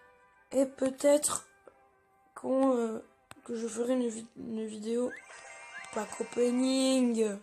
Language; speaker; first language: French; native; French